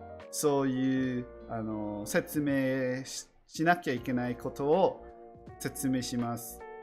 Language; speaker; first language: Japanese; non-native, learner; English